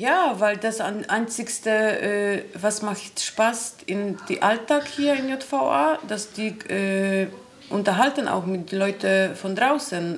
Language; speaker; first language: German; non-native, learner; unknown